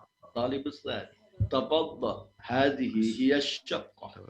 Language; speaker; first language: Arabic; non-native, fluent; Indonesian